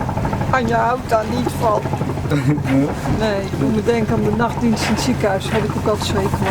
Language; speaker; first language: Dutch; native; Dutch